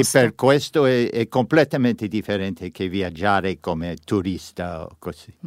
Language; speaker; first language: Italian; non-native, learner; English